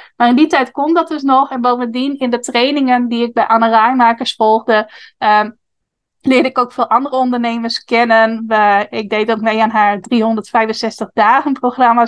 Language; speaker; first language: Dutch; native; Dutch